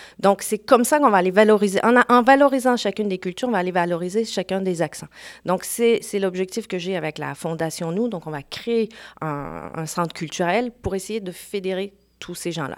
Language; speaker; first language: French; native; French